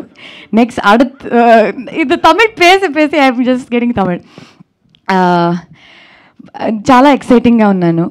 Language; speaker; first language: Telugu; non-native, learner; Kannada